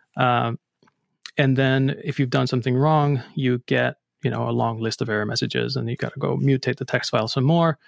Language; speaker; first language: English; non-native, fluent; Icelandic